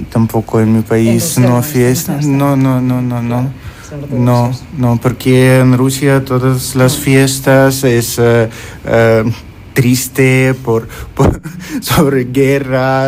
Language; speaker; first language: Spanish; non-native, learner; Russian